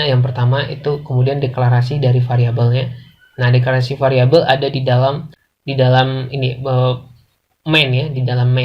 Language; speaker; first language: Indonesian; native; Indonesian